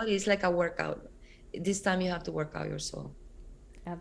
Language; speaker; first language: English; non-native, fluent; Spanish